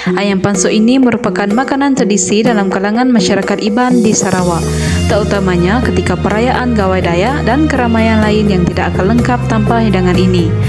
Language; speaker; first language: Malay; non-native, local second language; Iban